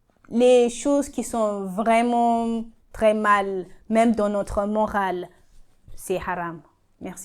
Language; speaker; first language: French; non-native, learner; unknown